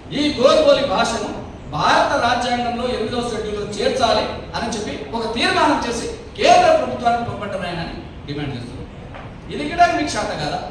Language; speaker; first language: Telugu; non-native, local second language; Lambadi